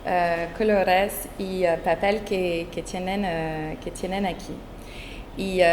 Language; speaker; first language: Spanish; non-native, fluent; French